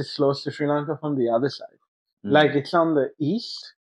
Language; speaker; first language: English; non-native, local second language; Sinhala